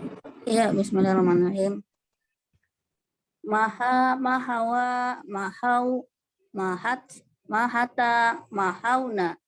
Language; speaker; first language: Arabic; non-native, learner; Indonesian